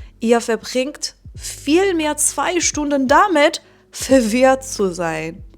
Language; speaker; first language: German; non-native, fluent; Persian